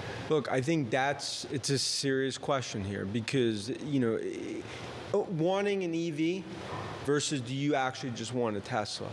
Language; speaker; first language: English; native; English